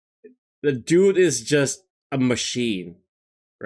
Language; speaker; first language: English; native; English